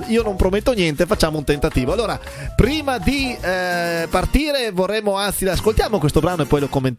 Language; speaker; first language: Italian; native; Italian